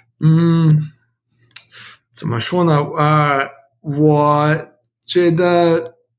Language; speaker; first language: Chinese; non-native, learner; English